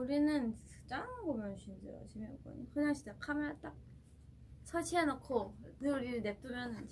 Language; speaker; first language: Korean; non-native, fluent; Thai